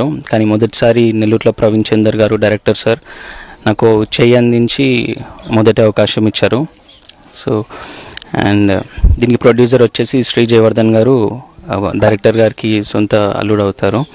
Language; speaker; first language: Telugu; native; Telugu